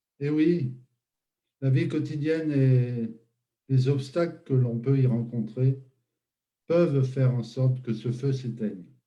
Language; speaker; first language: French; native; French